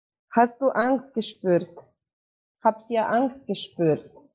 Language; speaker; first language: German; non-native, fluent; Croatian